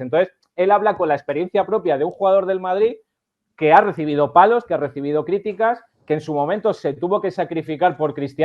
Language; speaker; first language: Spanish; native; Spanish